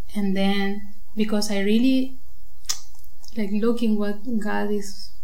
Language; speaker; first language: English; non-native, learner; Spanish